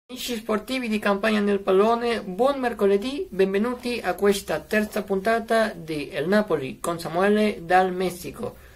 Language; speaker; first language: Italian; non-native, fluent; Spanish